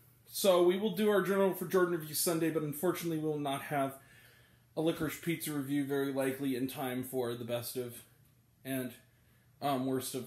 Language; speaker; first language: English; native; English